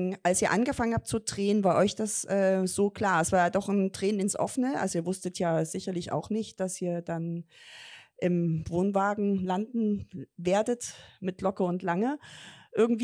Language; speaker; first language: German; native; German